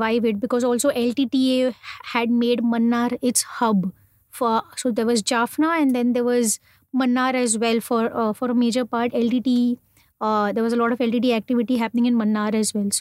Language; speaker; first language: English; non-native, local second language; Hindi